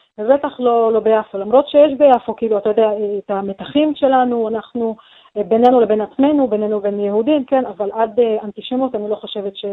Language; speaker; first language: Hebrew; non-native, local second language; Arabic